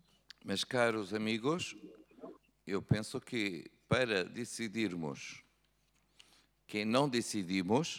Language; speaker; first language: Spanish; non-native, learner; Portuguese